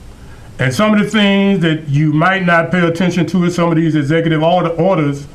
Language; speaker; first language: English; native; English